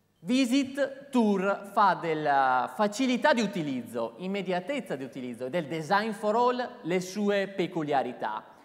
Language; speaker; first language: Italian; native; Italian